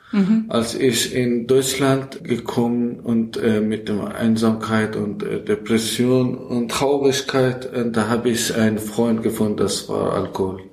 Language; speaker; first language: German; non-native, learner; Persian